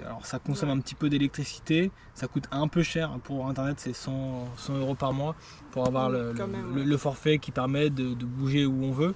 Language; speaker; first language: French; native; French